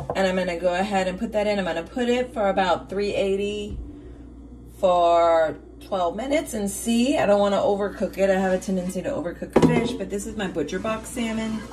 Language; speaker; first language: English; native; English